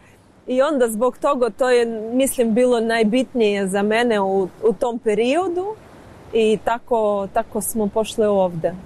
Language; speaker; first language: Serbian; non-native, learner; Ukrainian